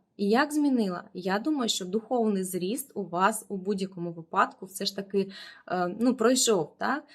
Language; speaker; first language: Ukrainian; non-native, local second language; Russian